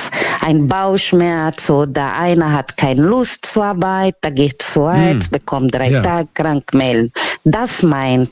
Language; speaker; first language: German; non-native, learner; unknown